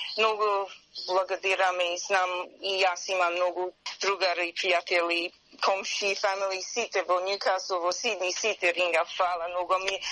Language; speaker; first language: Macedonian; early bilingual, heritage; Macedonian